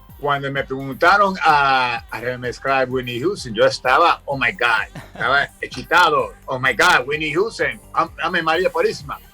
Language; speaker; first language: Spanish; early bilingual, heritage; Spanish